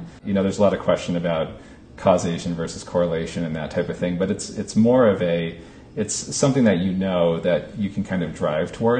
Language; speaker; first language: English; native; English